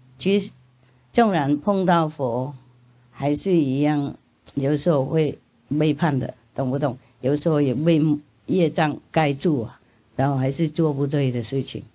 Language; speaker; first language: Chinese; non-native, fluent; Vietnamese